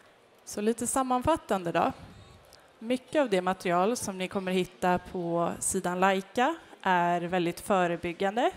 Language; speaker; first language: Swedish; native; Swedish